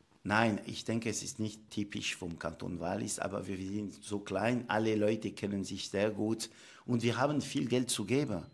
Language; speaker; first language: German; non-native, local second language; French